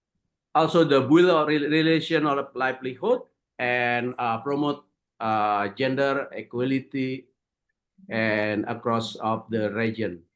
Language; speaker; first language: English; non-native, learner; Indonesian